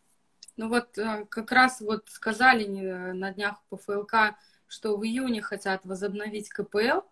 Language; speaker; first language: Russian; native; Russian